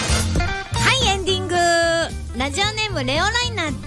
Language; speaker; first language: Japanese; native; Japanese